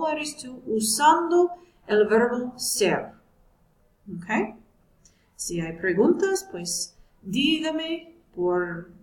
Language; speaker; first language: Spanish; non-native, fluent; English